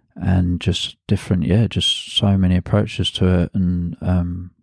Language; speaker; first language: English; native; English